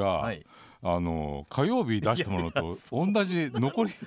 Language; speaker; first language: Japanese; native; Japanese